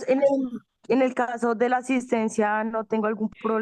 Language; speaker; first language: Spanish; native; Spanish